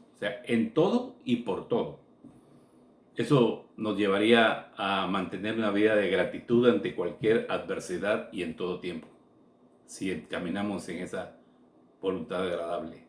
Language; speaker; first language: Spanish; native; Spanish